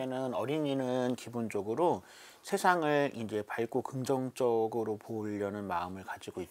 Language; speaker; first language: Korean; native; Korean